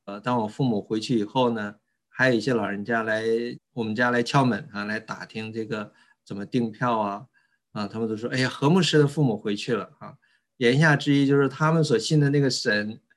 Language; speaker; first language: Chinese; native; Chinese